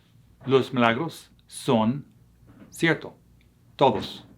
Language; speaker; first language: Spanish; non-native, fluent; English